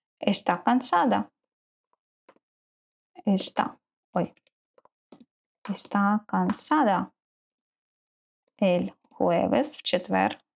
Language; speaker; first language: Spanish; non-native, learner; Ukrainian